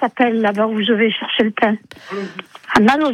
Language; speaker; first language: French; native; French